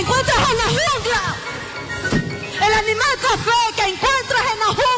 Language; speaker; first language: Spanish; native; Spanish